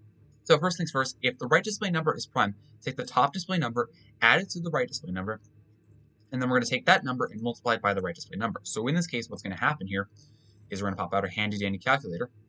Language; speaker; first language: English; native; English